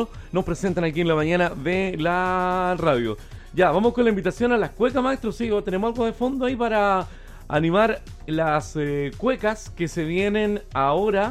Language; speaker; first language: Spanish; native; Spanish